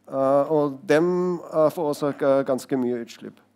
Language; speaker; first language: Norwegian; non-native, fluent; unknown